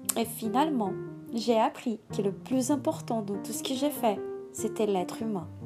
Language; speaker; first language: French; non-native, fluent; Portuguese